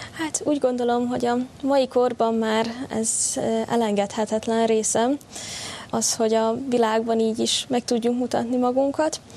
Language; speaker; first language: Hungarian; native; Hungarian